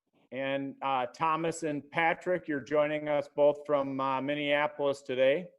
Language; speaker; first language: English; native; English